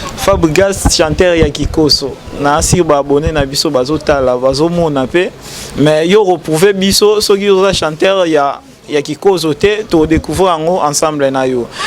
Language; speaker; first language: Lingala; native; Lingala